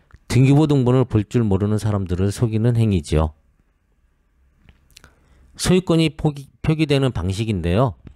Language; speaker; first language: Korean; native; Korean